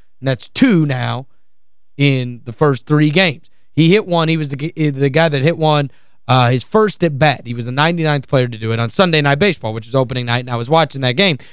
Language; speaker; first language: English; native; English